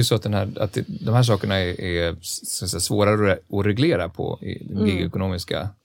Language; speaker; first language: Swedish; native; Swedish